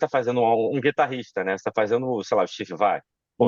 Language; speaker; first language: Portuguese; native; Portuguese